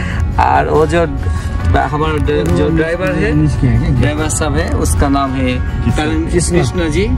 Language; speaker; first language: Hindi; non-native, learner; Bangla